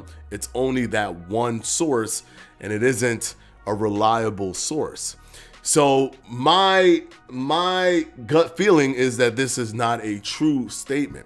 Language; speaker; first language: English; native; English